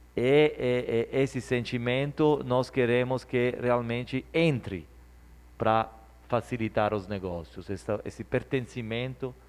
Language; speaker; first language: Portuguese; early bilingual, other home language; Italian